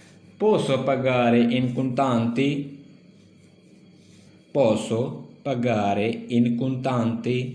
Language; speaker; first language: Italian; non-native, learner; Urdu